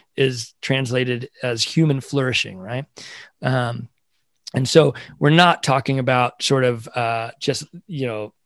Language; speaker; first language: English; native; English